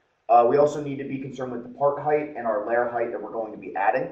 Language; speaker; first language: English; native; English